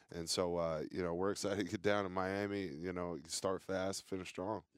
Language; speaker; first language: English; native; English